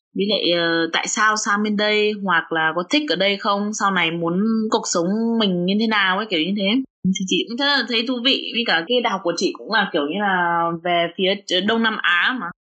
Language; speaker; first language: Vietnamese; early bilingual, other home language; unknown